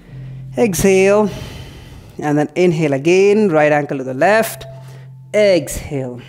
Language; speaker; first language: English; non-native, local second language; Hindi